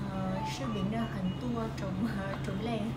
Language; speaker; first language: Chinese; non-native, learner; Vietnamese